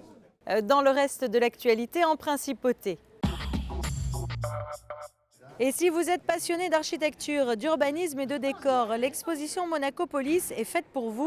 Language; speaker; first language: French; native; French